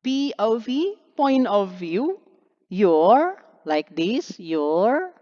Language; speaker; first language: English; non-native, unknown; Indonesian